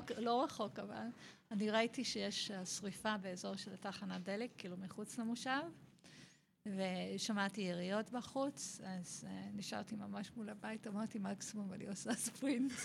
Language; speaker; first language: Hebrew; non-native, fluent; English